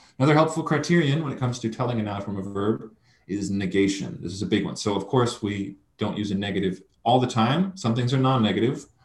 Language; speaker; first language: English; native; English